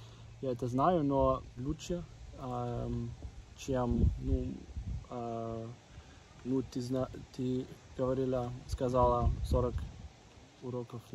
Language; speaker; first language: Russian; non-native, learner; German